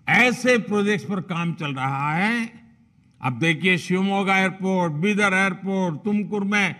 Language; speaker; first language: Hindi; non-native, local second language; Gujarati